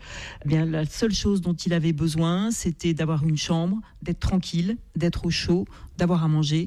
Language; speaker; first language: French; native; French